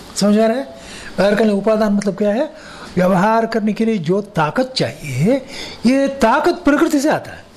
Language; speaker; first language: Hindi; non-native, local second language; Kannada